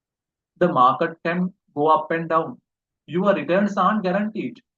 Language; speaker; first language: English; non-native, local second language; Sinhala